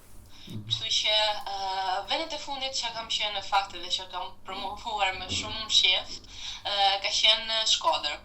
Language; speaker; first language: Albanian; non-native, fluent; Italian